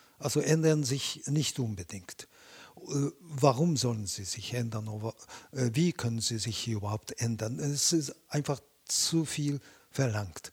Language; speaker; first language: German; non-native, fluent; Japanese